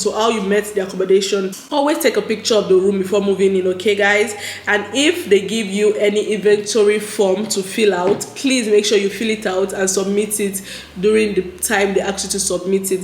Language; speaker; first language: English; non-native, local second language; Yoruba